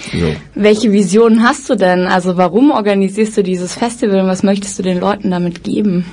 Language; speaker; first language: German; native; German